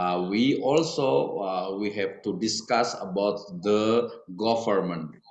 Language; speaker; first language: English; non-native, learner; Indonesian